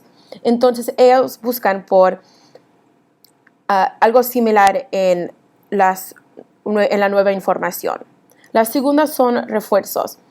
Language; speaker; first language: Spanish; early bilingual, heritage; Spanish